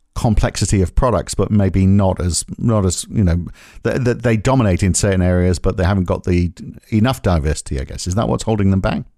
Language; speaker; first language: English; native; English